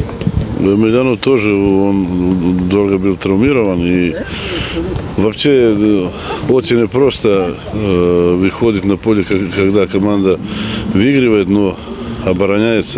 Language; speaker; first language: Russian; non-native, fluent; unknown